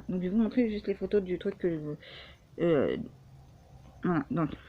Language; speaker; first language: French; native; French